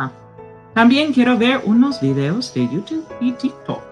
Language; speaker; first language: Spanish; non-native, fluent; English